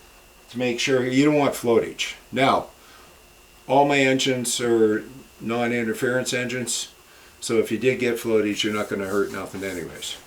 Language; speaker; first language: English; native; English